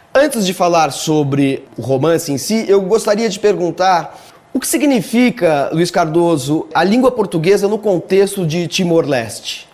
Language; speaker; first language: Portuguese; native; Portuguese